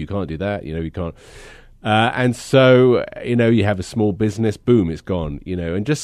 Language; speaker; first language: English; native; English